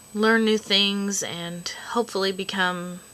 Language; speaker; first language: English; native; English